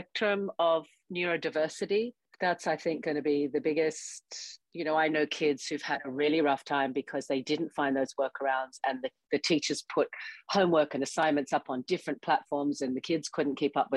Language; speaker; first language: English; native; English